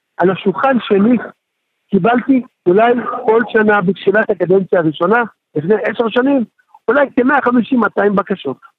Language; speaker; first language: Hebrew; native; Hebrew